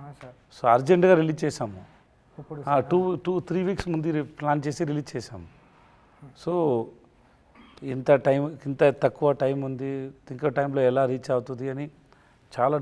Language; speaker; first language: Telugu; non-native, learner; Tamil